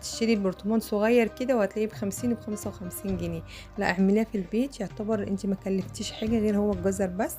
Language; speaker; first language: Arabic; native; Arabic